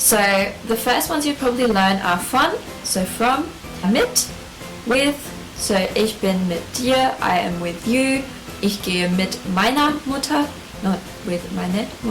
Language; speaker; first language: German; non-native, fluent; English